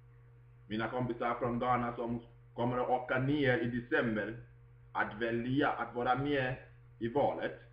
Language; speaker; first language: Swedish; non-native, fluent; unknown